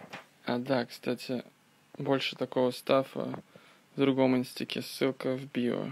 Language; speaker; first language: Russian; native; Russian